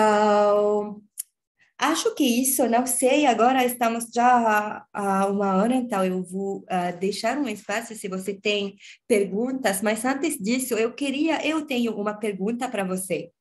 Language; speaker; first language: Portuguese; non-native, learner; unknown